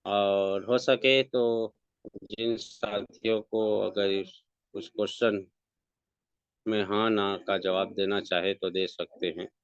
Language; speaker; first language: Hindi; native; Hindi